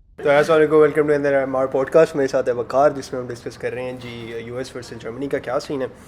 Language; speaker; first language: Urdu; native; Urdu